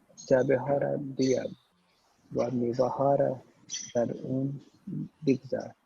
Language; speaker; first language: Persian; non-native, learner; Urdu